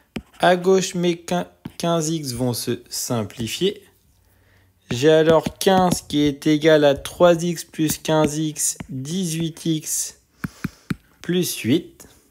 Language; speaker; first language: French; native; French